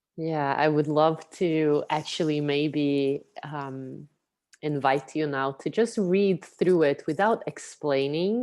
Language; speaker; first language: English; non-native, fluent; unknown